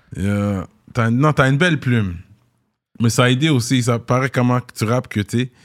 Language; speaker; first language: French; native; French